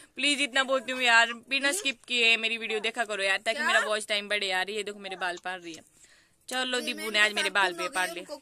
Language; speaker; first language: Hindi; non-native, local second language; Pahari-Potwari